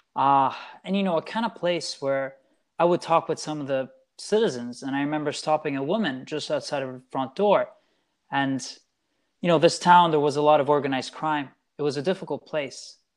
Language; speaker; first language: English; early bilingual, other home language; Italian